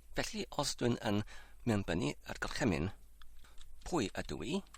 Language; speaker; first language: Welsh; non-native, learner; English